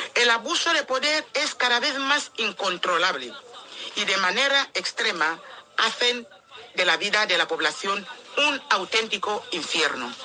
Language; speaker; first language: Spanish; non-native, local second language; Fang